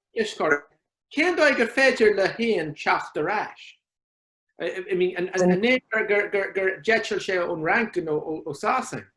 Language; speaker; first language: Irish; non-native, local second language; English